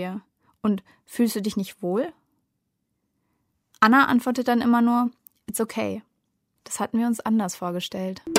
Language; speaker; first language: German; native; German